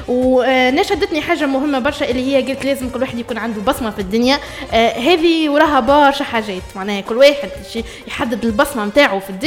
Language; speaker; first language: Arabic; native; Arabic